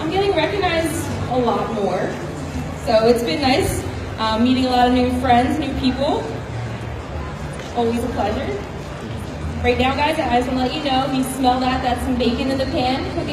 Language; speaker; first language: English; native; English